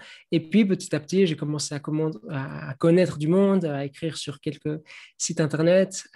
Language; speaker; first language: French; native; French